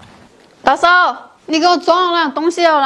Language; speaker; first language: Chinese; native; Chinese